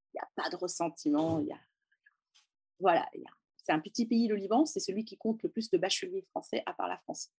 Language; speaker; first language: French; native; French